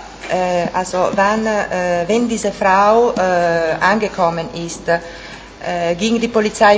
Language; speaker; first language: German; non-native, fluent; Italian